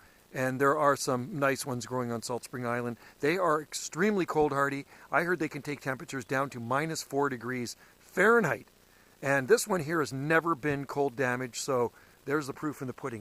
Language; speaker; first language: English; native; English